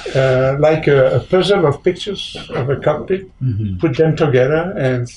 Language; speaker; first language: English; non-native, fluent; French